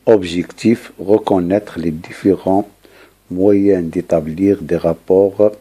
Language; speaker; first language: French; non-native, local second language; Arabic